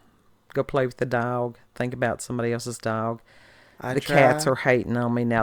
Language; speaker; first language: English; native; English